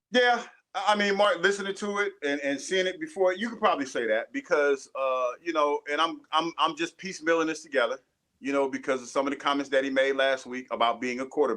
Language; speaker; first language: English; native; English